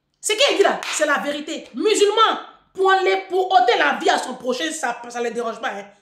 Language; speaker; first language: French; native; French